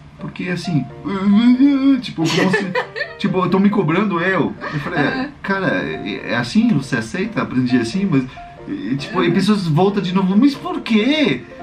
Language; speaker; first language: Portuguese; non-native, fluent; French